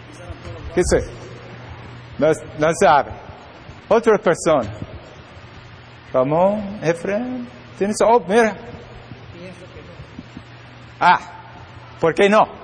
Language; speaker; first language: Spanish; non-native, learner; English